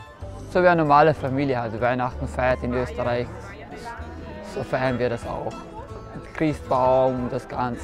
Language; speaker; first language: German; early bilingual, other home language; Kurdish